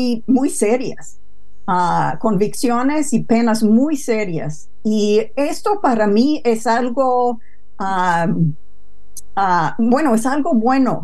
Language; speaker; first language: Spanish; non-native, fluent; English